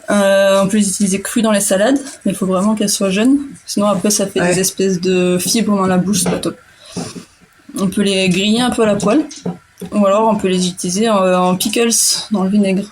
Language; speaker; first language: French; native; French